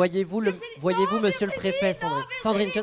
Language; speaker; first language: French; native; French